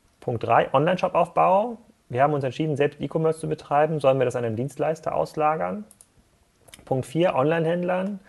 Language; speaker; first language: German; native; German